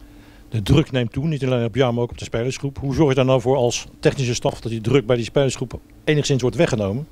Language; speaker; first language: Dutch; native; Dutch